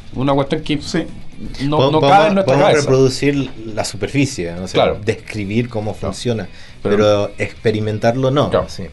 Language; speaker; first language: Spanish; native; Spanish